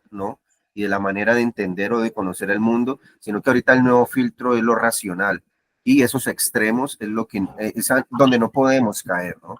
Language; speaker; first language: Spanish; native; Spanish